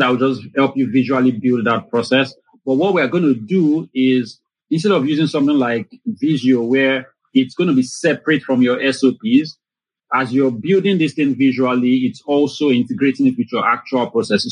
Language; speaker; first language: English; non-native, local second language; Yoruba